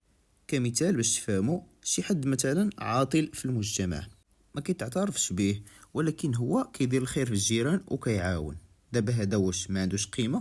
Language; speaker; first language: Arabic; native; Arabic